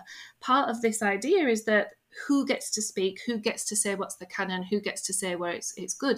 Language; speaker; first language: English; native; English